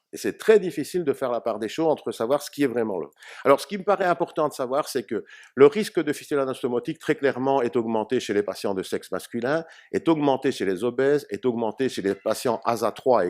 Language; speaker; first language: French; native; French